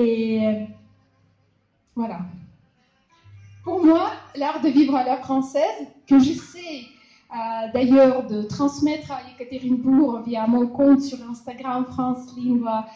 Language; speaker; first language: French; non-native, fluent; Russian